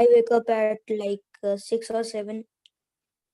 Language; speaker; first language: English; non-native, learner; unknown